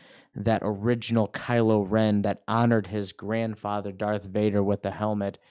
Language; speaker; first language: English; native; English